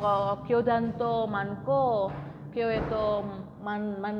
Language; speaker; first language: Korean; non-native, learner; Indonesian